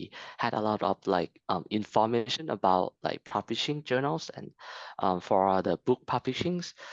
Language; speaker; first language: English; non-native, fluent; Thai